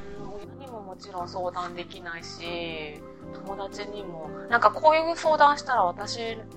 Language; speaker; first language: Japanese; native; Japanese